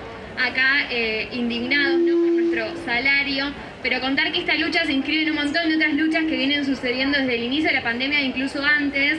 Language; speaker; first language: Spanish; native; Spanish